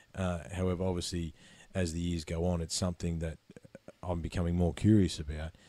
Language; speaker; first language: English; native; English